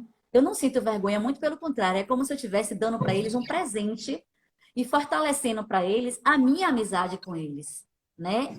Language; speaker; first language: Portuguese; native; Portuguese